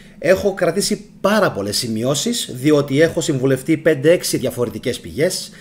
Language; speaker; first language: Greek; early bilingual, heritage; Greek